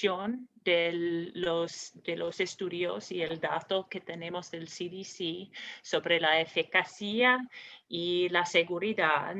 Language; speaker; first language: Spanish; non-native, fluent; English